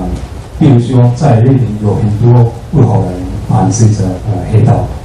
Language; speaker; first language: Chinese; non-native, fluent; Japanese